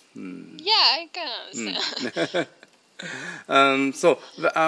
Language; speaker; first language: English; non-native, learner; Lithuanian